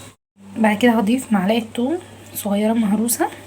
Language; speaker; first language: Arabic; native; Arabic